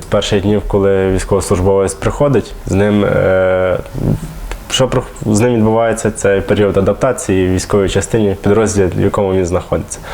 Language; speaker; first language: Ukrainian; native; Ukrainian